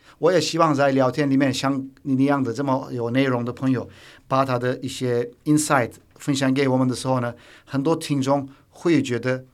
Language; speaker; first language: Chinese; non-native, fluent; Turkish